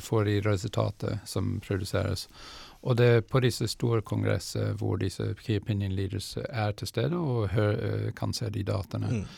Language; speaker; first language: Norwegian; non-native, fluent; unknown